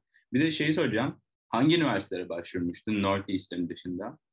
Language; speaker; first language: Turkish; native; Turkish